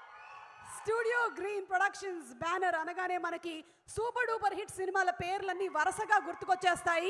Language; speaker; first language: Telugu; native; Telugu